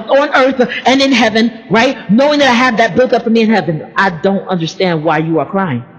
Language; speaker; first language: English; native; English